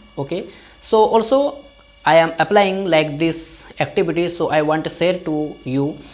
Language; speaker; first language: English; non-native, learner; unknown